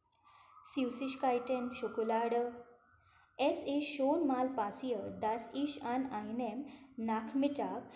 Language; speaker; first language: German; non-native, fluent; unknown